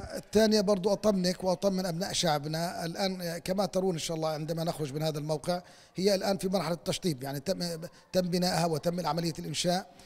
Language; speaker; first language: Arabic; native; Arabic